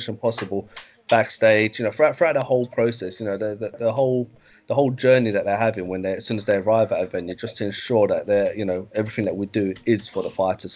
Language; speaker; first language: English; native; English